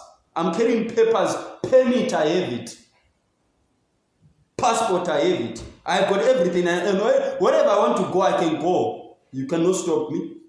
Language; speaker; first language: English; non-native, local second language; Zulu